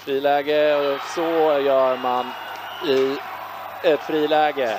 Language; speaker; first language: Swedish; native; Swedish